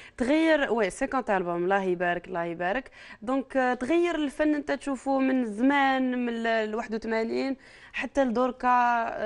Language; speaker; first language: Arabic; native; Arabic